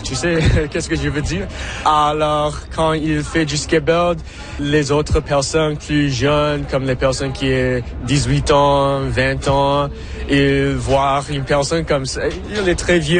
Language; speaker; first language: French; non-native, local second language; English